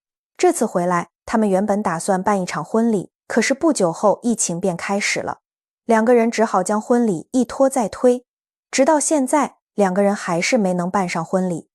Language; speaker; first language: Chinese; native; Chinese